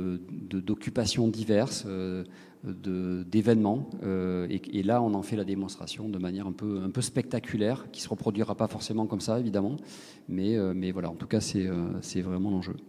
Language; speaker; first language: French; native; French